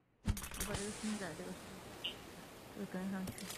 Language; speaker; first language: Chinese; native; Chinese